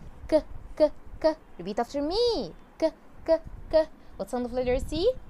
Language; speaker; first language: English; non-native, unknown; Arabic